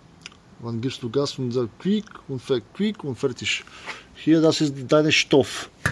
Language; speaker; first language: German; non-native, learner; Bulgarian